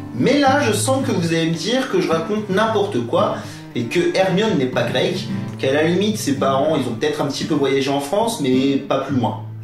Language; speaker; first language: French; native; French